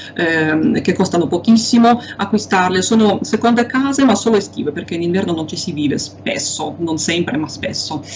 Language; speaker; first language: Italian; non-native, fluent; Russian